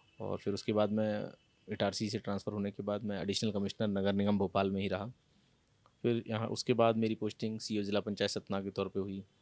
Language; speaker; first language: Hindi; native; Hindi